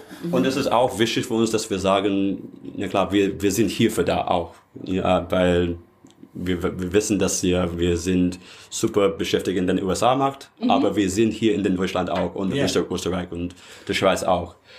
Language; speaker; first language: German; non-native, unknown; English